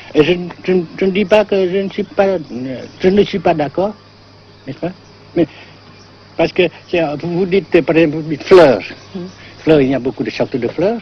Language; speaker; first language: French; non-native, local second language; Vietnamese